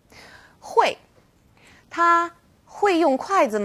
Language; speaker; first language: Chinese; non-native, fluent; English